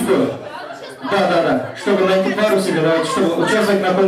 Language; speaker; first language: Russian; non-native, local second language; Kyrgyz